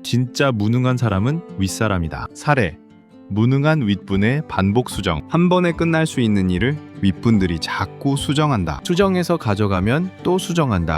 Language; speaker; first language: Korean; native; Korean